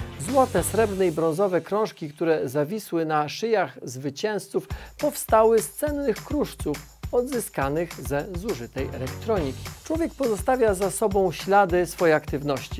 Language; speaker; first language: Polish; native; Polish